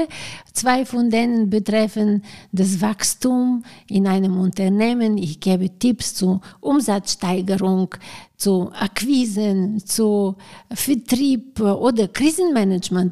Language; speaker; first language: German; non-native, fluent; Bulgarian